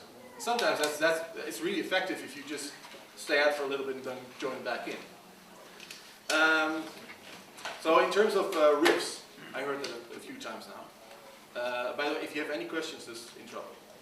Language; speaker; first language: English; non-native, fluent; Dutch